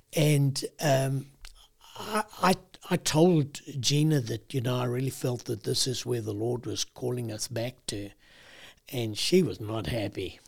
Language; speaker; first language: English; native; English